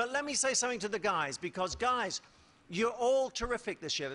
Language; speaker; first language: English; native; English